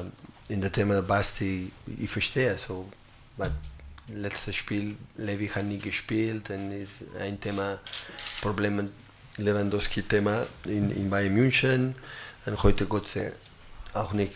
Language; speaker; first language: German; non-native, learner; Catalan